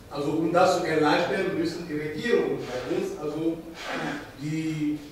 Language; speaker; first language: German; non-native, fluent; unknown